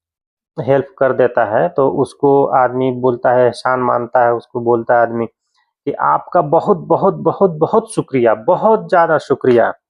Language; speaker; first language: Hindi; native; Hindi